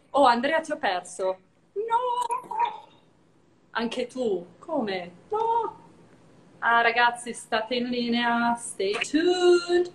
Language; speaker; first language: Italian; native; Italian